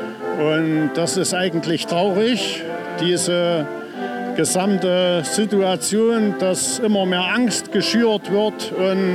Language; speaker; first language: German; native; German